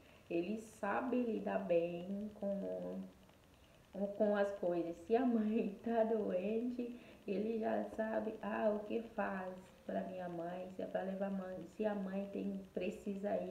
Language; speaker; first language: Portuguese; non-native, fluent; Haitian Creole